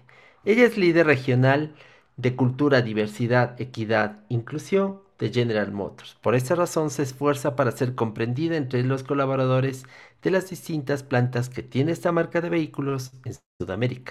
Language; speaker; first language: Spanish; native; Spanish